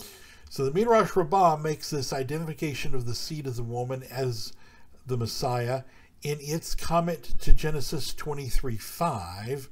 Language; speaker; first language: English; native; English